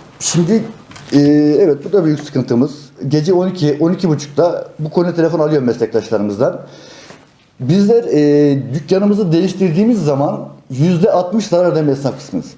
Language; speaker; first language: Turkish; native; Turkish